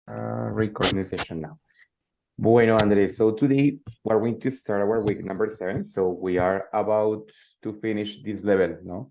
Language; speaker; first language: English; non-native, fluent; Spanish